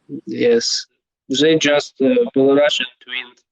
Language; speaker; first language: English; non-native, learner; Belarusian